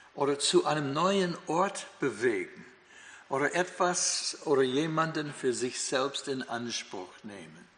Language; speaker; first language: German; non-native, fluent; English